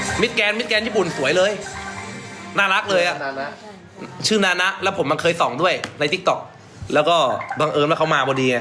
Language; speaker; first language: Thai; native; Thai